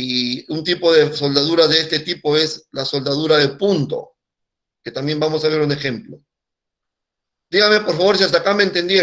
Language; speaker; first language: Spanish; native; Spanish